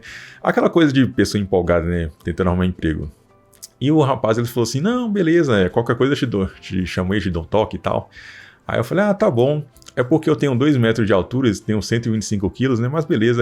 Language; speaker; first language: Portuguese; native; Portuguese